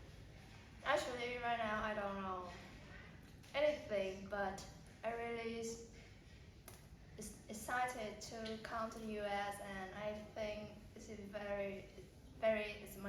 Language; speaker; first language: English; non-native, learner; Vietnamese